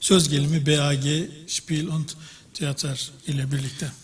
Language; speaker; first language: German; non-native, learner; Turkish